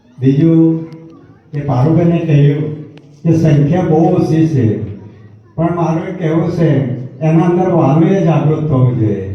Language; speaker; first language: Gujarati; native; Gujarati